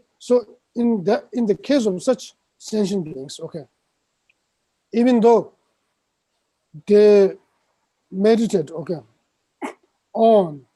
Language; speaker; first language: English; non-native, fluent; Tibetan